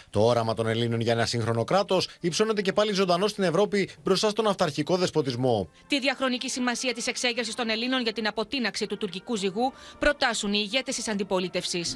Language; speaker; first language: Greek; native; Greek